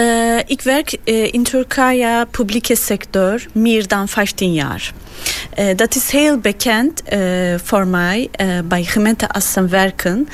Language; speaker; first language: Dutch; non-native, learner; Turkish